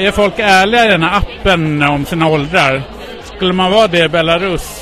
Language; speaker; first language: Swedish; native; Swedish